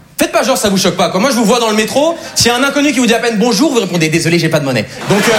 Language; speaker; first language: French; native; French